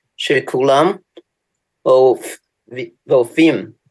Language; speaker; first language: Hebrew; non-native, learner; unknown